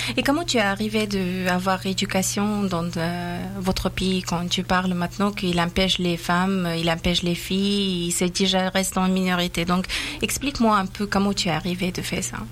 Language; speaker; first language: French; non-native, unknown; Persian